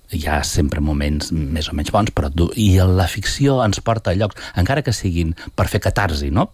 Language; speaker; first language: Catalan; native; Catalan